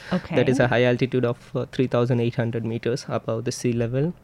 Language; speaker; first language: English; non-native, local second language; Tamil